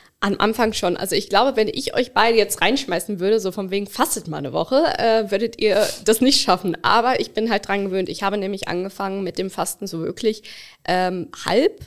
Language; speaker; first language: German; early bilingual, other home language; Bangla